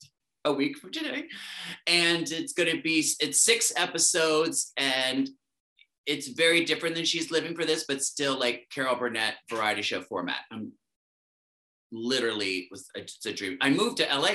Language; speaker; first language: English; native; English